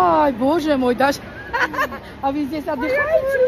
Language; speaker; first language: Russian; non-native, local second language; Armenian